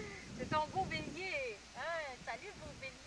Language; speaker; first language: French; native; French